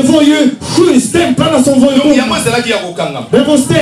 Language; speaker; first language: Swedish; non-native, fluent; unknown